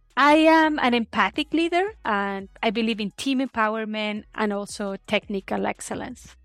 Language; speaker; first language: English; non-native, fluent; Spanish